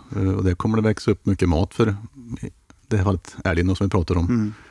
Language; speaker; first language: Swedish; native; Swedish